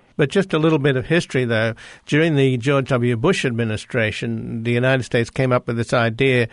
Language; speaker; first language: English; native; English